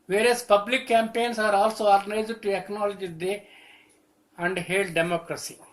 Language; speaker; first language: English; non-native, local second language; Telugu